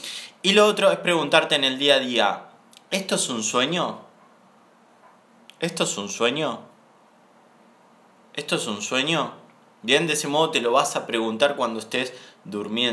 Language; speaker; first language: Spanish; native; Spanish